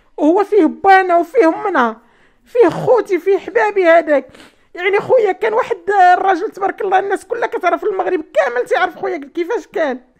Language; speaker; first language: Arabic; native; Arabic